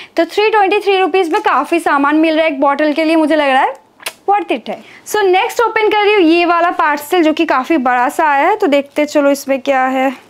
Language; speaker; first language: Hindi; non-native, local second language; Bangla